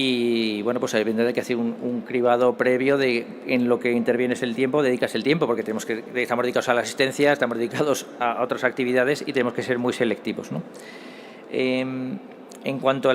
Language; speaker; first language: Spanish; native; Spanish